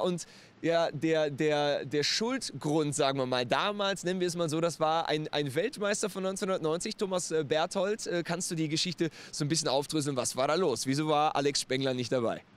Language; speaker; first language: German; native; German